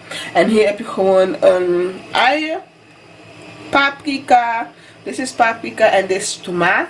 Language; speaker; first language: Dutch; non-native, fluent; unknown